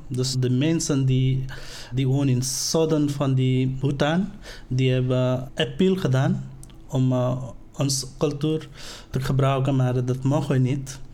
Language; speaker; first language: Dutch; non-native, learner; Nepali